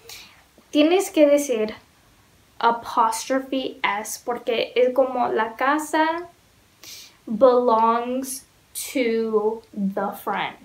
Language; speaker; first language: Spanish; non-native, learner; English